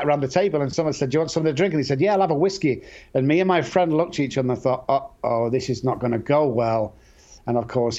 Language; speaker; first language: English; native; English